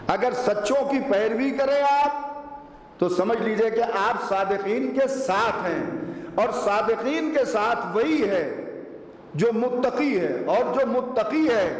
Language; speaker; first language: Urdu; native; Urdu